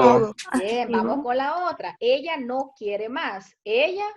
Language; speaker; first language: Spanish; native; Spanish